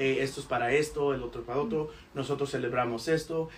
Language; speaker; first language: Spanish; early bilingual, heritage; Spanish